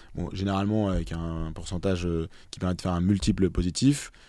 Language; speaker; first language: French; native; French